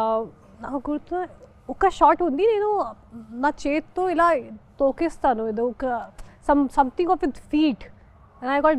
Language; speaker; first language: Telugu; non-native, fluent; Hindi